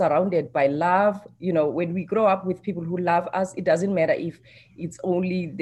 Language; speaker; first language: English; non-native, local second language; Xhosa